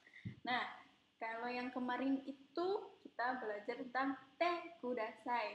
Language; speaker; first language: Indonesian; native; Indonesian